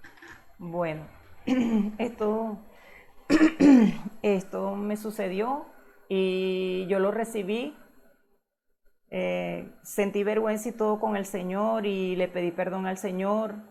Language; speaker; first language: Spanish; native; Spanish